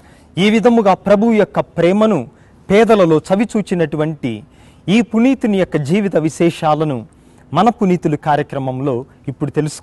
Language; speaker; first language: Telugu; native; Telugu